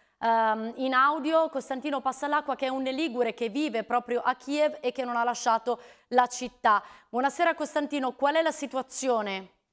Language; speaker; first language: Italian; native; Italian